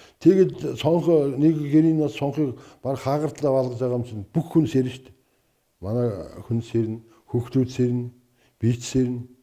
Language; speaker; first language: Mongolian; non-native, local second language; Kazakh